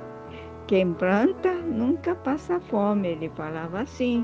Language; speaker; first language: Portuguese; early bilingual, other home language; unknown